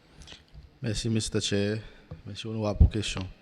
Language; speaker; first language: French; non-native, local second language; Seselwa Creole French